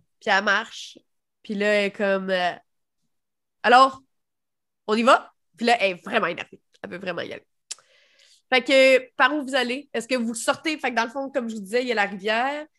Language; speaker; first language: French; native; French